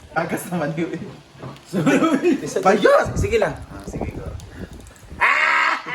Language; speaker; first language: Filipino; non-native, local second language; Cebuano